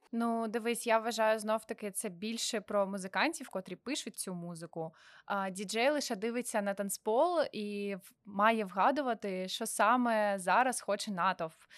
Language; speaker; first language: Ukrainian; non-native, local second language; Russian